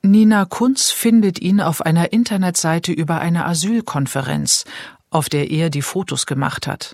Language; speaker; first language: German; native; German